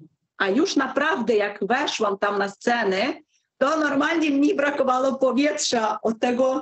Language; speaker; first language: Polish; non-native, fluent; Ukrainian